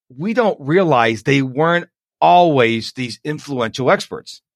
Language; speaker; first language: English; native; English